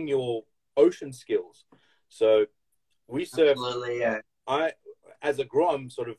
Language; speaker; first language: English; native; English